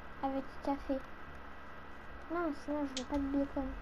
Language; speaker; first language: French; native; French